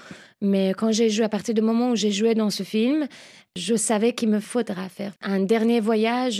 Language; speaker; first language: French; non-native, fluent; Persian